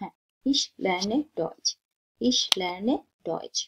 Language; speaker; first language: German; non-native, fluent; Bangla